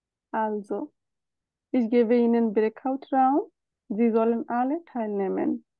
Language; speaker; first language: German; non-native, fluent; Bangla